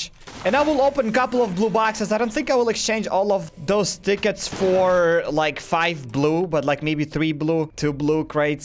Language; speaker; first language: English; non-native, fluent; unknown